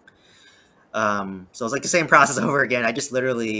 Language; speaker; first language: English; native; English